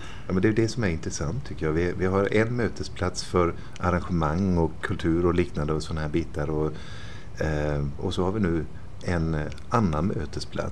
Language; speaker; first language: Swedish; native; Swedish